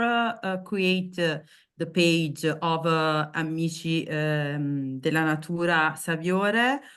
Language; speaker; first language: English; non-native, learner; Italian